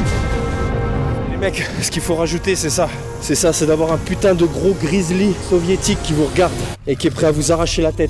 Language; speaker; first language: French; native; French